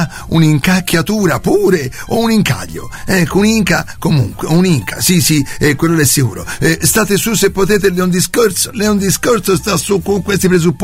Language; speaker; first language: Italian; native; Italian